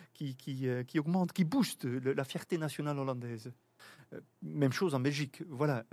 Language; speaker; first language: French; native; French